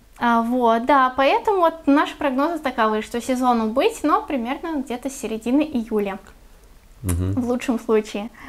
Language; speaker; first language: Russian; native; Russian